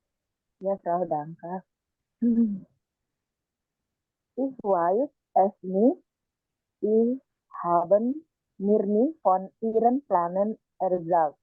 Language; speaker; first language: German; non-native, learner; Indonesian